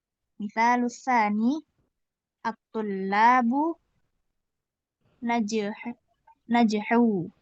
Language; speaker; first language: Arabic; non-native, learner; Indonesian